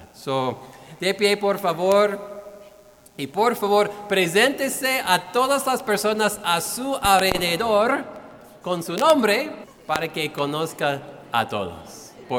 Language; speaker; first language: Spanish; non-native, fluent; English